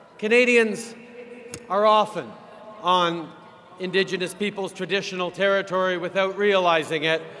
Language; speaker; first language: English; native; English